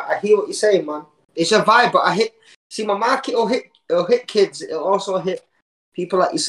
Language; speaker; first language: English; native; English